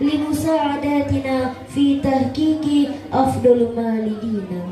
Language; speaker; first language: Arabic; non-native, learner; Indonesian